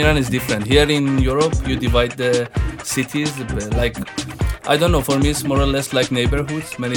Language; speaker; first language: English; non-native, fluent; Persian